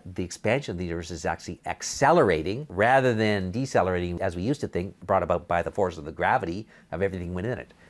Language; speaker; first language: English; native; English